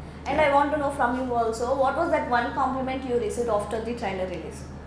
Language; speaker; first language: English; non-native, local second language; Telugu